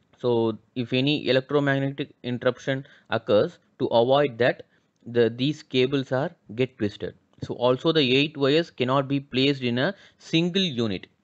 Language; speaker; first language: English; non-native, local second language; Tamil